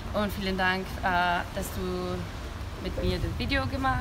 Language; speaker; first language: German; non-native, learner; Spanish